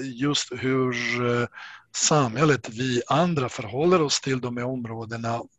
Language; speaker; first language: Swedish; non-native, fluent; Bosnian